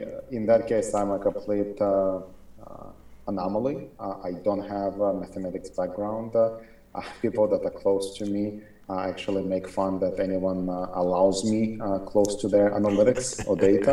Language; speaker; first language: English; non-native, fluent; Ukrainian